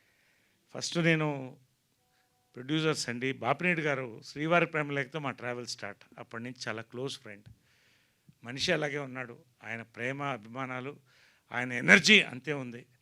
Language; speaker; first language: Telugu; native; Telugu